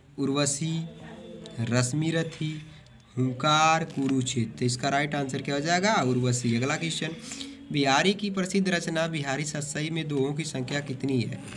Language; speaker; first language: Hindi; native; Hindi